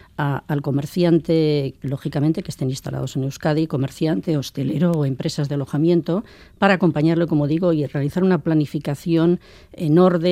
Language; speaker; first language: Spanish; native; Spanish